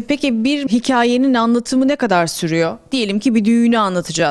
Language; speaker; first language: Turkish; native; Turkish